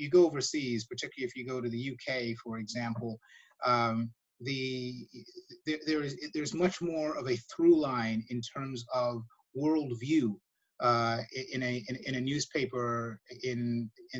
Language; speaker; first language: English; native; English